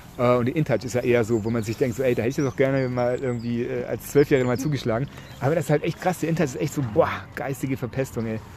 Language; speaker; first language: German; native; German